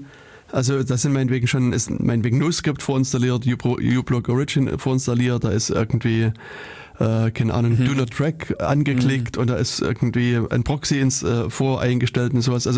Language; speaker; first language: German; native; German